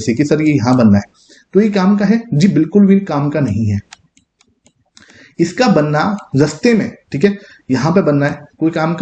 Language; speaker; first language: Hindi; native; Hindi